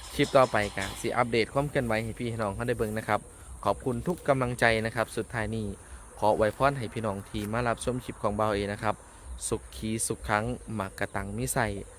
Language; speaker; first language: Thai; non-native, local second language; Northeastern Thai